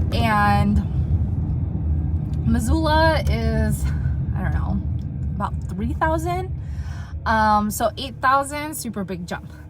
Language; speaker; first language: English; native; English